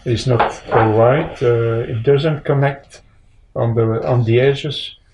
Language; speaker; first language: English; non-native, fluent; French